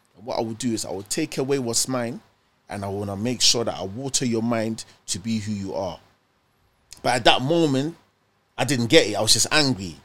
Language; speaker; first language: English; early bilingual, other home language; German